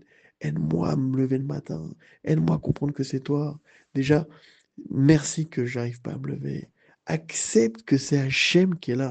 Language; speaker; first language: French; native; French